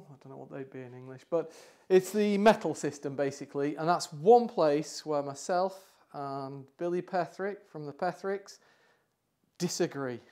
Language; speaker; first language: English; native; English